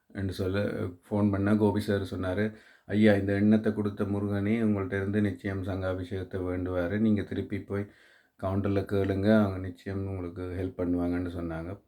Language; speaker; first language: Tamil; native; Tamil